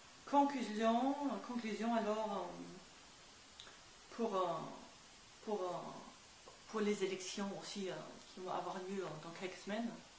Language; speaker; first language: French; non-native, fluent; German